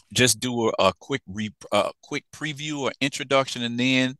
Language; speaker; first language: English; native; English